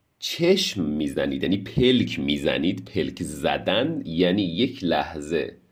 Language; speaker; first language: Persian; native; Persian